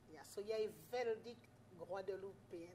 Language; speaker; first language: Swedish; non-native, fluent; French